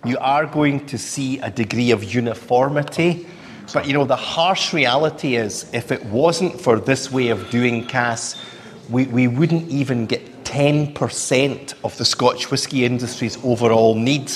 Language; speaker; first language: English; native; English